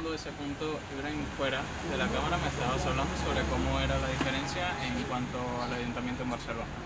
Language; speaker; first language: Spanish; native; Spanish